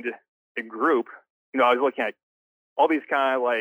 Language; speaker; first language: English; native; English